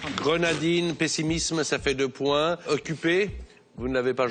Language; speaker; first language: French; native; French